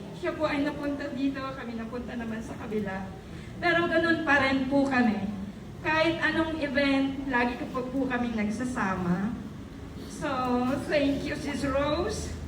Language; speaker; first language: Filipino; non-native, local second language; Bikol